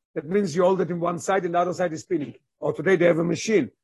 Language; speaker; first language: English; non-native, fluent; Hebrew